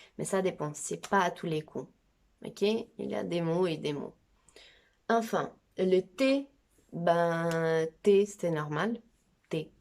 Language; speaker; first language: French; non-native, fluent; Portuguese